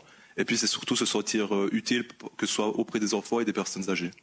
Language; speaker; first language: French; native; French